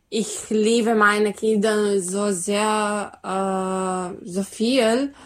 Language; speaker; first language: German; non-native, learner; Serbian